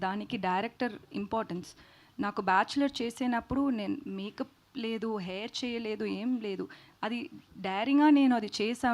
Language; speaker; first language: Telugu; non-native, learner; Tamil